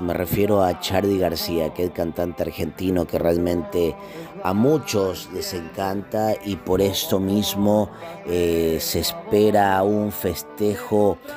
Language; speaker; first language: Spanish; native; Spanish